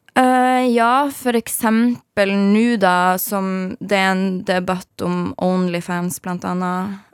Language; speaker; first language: Norwegian; native; Norwegian